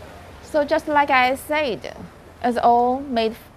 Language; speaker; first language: English; non-native, learner; Chinese